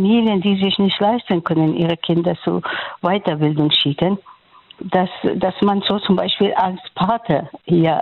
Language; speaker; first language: German; non-native, fluent; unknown